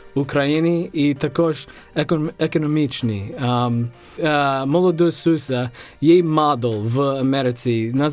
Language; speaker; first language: Ukrainian; non-native, learner; English